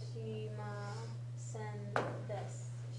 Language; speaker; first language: Japanese; non-native, learner; English